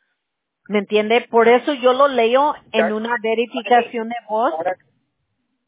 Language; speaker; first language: Spanish; early bilingual, heritage; Spanish